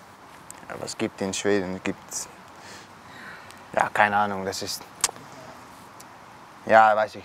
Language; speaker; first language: German; non-native, learner; Dutch